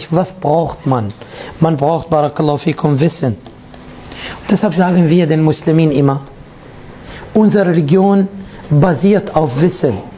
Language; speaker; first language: German; non-native, fluent; Arabic